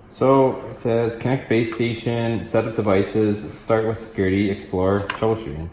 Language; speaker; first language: English; native; English